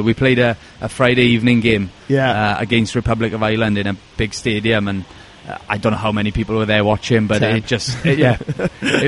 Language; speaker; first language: English; native; English